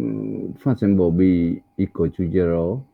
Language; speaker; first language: English; non-native, learner; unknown